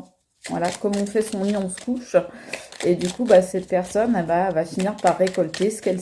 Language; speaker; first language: French; native; French